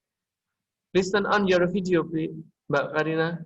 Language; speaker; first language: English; non-native, learner; Indonesian